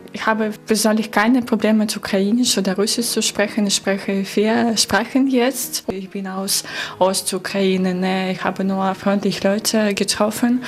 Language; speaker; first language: German; non-native, learner; Russian